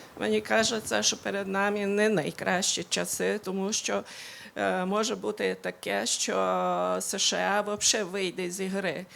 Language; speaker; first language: Ukrainian; non-native, local second language; Hungarian